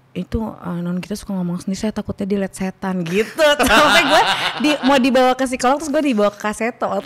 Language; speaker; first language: Indonesian; native; Indonesian